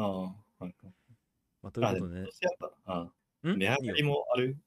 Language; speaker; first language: Japanese; native; Japanese